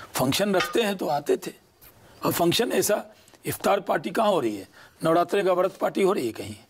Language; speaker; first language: Hindi; native; Hindi